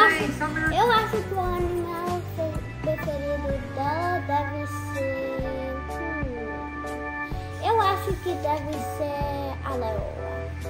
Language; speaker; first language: Portuguese; early bilingual, heritage; Portuguese